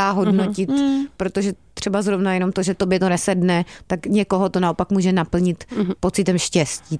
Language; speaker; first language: Czech; native; Czech